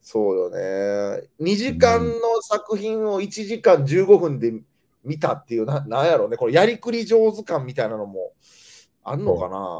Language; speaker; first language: Japanese; native; Japanese